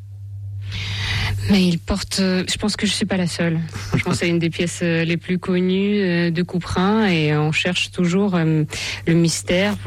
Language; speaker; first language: French; non-native, fluent; Russian